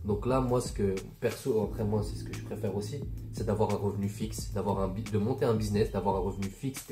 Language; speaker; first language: French; native; French